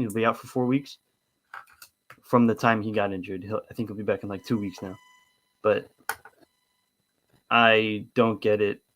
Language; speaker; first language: English; native; English